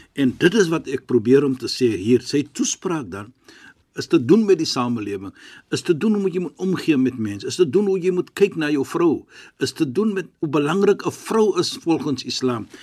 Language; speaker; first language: Afrikaans; non-native, fluent; Arabic